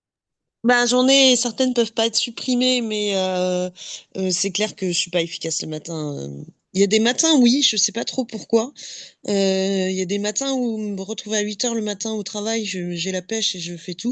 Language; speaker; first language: French; native; French